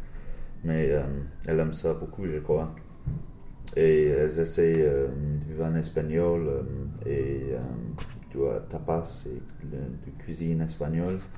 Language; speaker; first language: French; non-native, learner; English